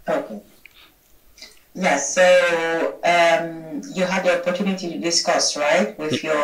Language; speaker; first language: English; non-native, fluent; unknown